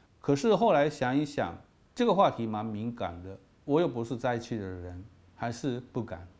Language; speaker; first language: Chinese; non-native, fluent; Japanese